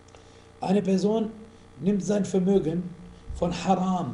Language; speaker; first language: German; non-native, fluent; Arabic